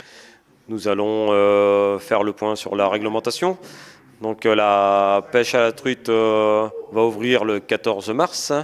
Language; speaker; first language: French; native; French